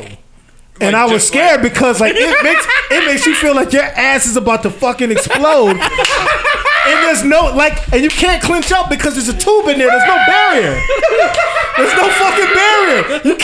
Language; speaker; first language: English; native; English